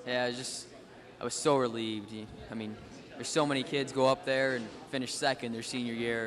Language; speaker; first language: English; native; English